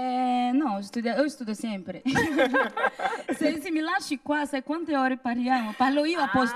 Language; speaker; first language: Italian; non-native, fluent; Portuguese